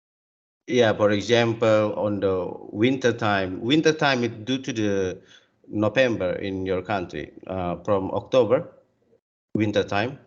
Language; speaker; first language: English; non-native, learner; Indonesian